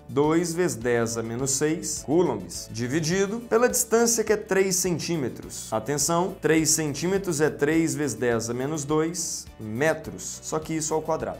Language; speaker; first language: Portuguese; native; Portuguese